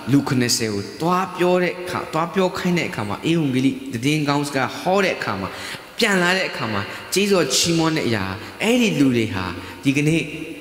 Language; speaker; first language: Burmese; non-native, local second language; Kachin